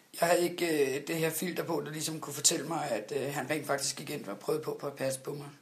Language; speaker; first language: Danish; native; Danish